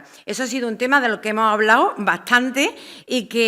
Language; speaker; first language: Spanish; native; Spanish